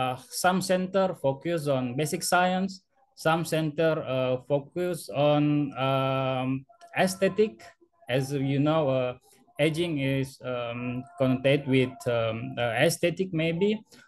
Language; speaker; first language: English; non-native, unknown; Indonesian